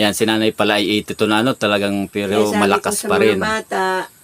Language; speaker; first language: Filipino; native; Filipino